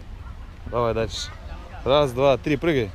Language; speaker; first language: Russian; native; Russian